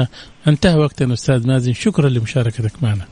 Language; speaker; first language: Arabic; native; Arabic